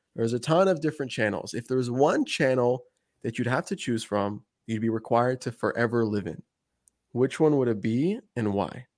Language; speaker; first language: English; native; English